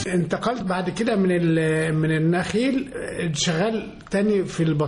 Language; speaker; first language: Arabic; native; Arabic